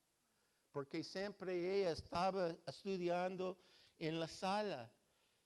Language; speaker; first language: Spanish; non-native, fluent; English